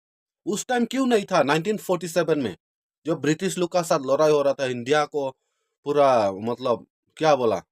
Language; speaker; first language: Hindi; non-native, local second language; Khasi